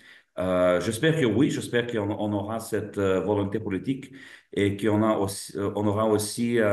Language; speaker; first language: French; non-native, fluent; Lithuanian